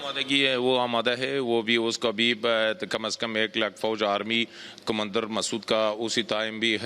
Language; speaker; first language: Hindi; non-native, learner; Persian